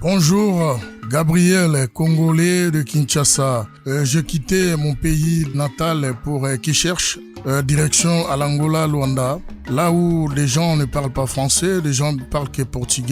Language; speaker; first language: French; non-native, local second language; Lingala